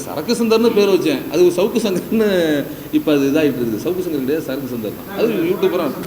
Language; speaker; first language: Tamil; native; Tamil